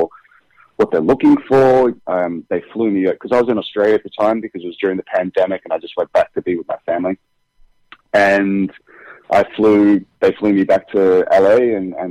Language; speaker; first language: English; native; English